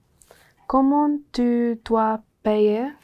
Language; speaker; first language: French; non-native, learner; English